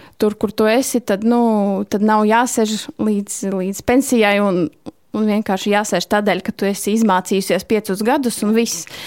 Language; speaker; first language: Latvian; non-native, local second language; Russian